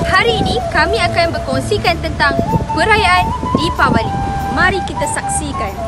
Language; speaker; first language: Malay; native; Malay